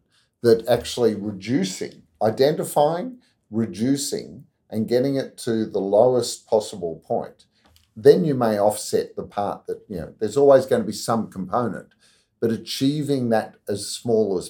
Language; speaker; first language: English; native; English